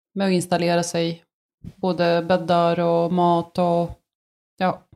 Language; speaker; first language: Swedish; early bilingual, other home language; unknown